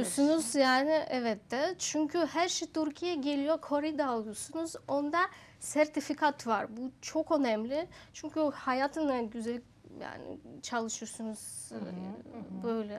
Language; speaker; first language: Turkish; non-native, learner; Russian